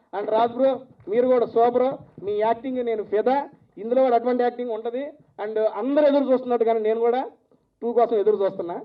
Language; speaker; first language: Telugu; native; Telugu